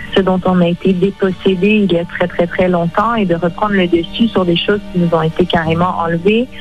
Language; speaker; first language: French; native; French